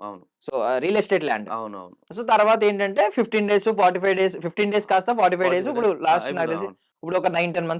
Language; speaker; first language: Telugu; native; Telugu